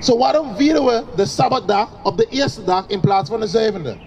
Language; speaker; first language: Dutch; non-native, learner; English